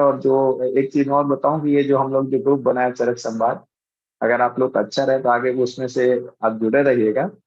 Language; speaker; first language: Hindi; native; Hindi